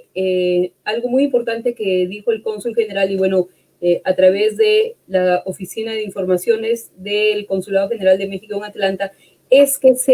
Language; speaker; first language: Spanish; native; Spanish